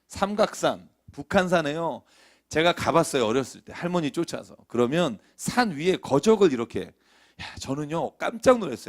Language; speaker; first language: Korean; native; Korean